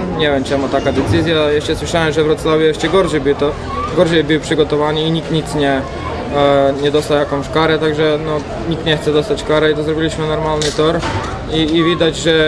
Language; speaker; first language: Polish; non-native, fluent; Croatian